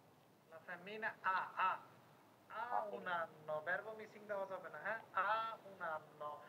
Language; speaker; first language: Italian; non-native, fluent; Bangla